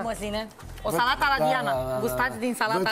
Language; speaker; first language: Romanian; native; Romanian